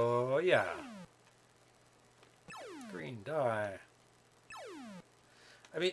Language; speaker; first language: English; native; English